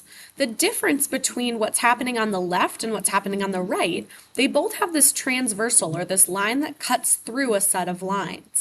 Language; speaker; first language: English; native; English